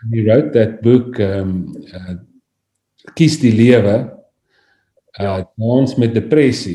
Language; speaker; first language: English; non-native, local second language; Afrikaans